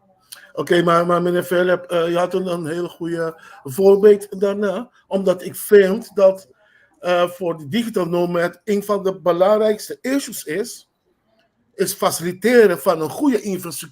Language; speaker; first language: Dutch; non-native, local second language; Papiamento